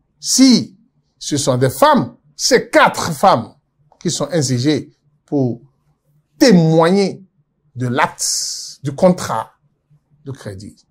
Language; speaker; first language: French; non-native, local second language; Yoruba